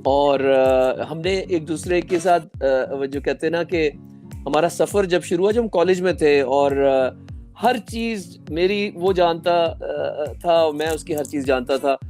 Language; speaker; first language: Urdu; native; Urdu